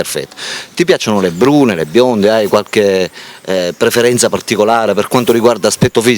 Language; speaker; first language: Italian; native; Italian